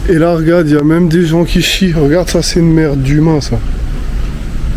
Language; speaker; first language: French; native; French